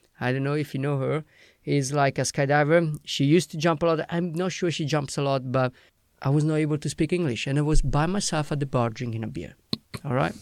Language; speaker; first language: English; non-native, fluent; Italian